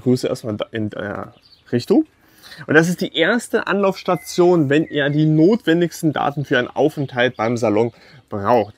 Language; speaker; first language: German; native; German